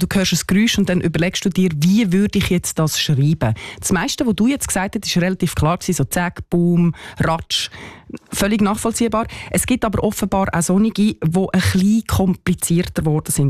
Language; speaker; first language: German; native; German